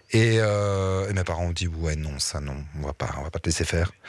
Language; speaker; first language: French; native; French